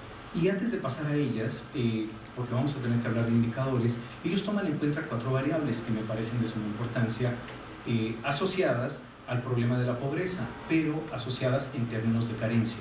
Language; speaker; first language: Spanish; native; Spanish